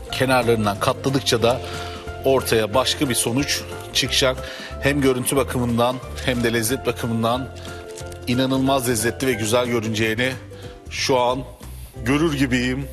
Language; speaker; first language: Turkish; native; Turkish